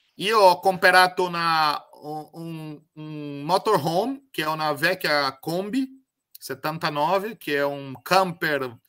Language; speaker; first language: Italian; non-native, fluent; Portuguese